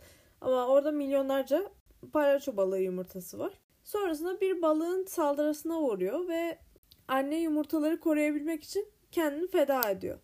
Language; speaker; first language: Turkish; native; Turkish